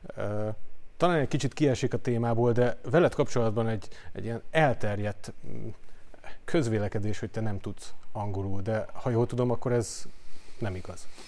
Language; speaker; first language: Hungarian; native; Hungarian